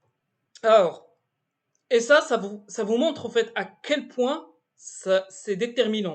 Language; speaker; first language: French; non-native, local second language; Arabic